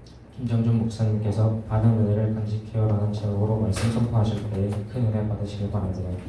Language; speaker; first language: Korean; native; Korean